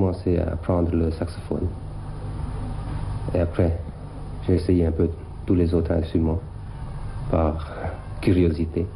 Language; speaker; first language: French; non-native, fluent; Thai